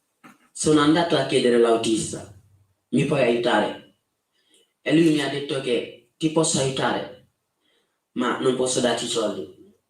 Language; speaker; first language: Italian; non-native, fluent; Wolof